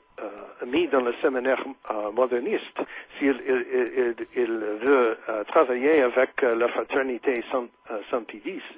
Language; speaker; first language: French; non-native, fluent; English